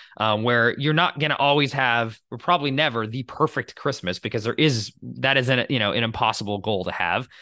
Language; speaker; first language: English; native; English